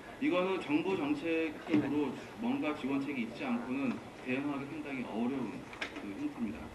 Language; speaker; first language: Korean; native; Korean